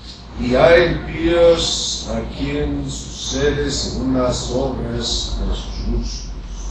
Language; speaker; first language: Spanish; non-native, learner; Portuguese